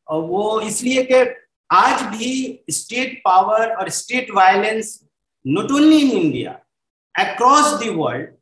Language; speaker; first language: Hindi; native; Hindi